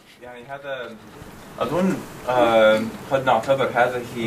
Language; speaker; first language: Arabic; non-native, fluent; English